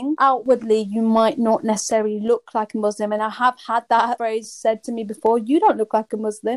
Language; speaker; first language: English; native; English